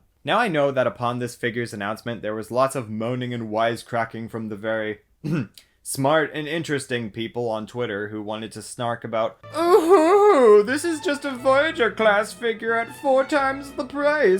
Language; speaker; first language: English; native; English